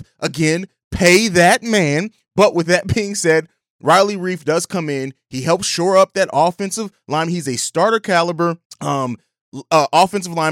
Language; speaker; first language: English; native; English